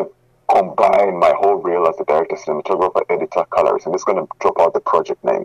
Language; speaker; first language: English; non-native, local second language; Ganda